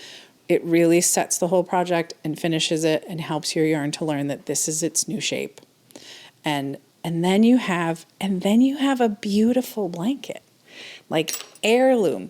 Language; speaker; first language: English; native; English